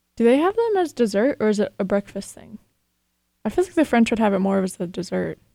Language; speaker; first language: English; native; English